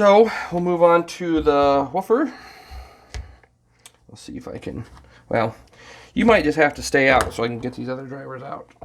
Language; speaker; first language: English; native; English